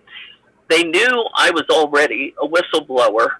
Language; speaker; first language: English; native; English